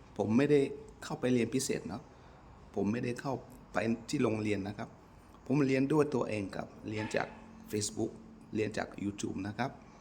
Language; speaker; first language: Thai; non-native, fluent; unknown